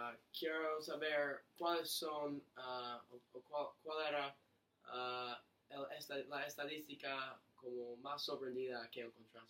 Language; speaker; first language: Spanish; non-native, learner; English